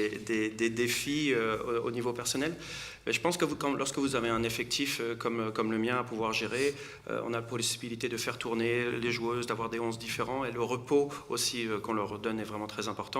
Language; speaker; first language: French; native; French